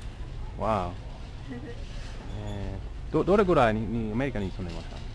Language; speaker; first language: Japanese; non-native, learner; English